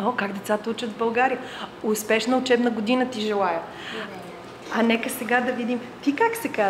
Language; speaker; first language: Bulgarian; native; Bulgarian